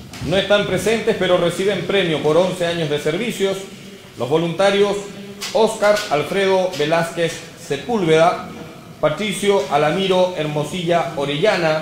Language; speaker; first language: Spanish; native; Spanish